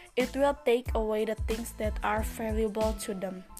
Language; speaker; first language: English; non-native, learner; Indonesian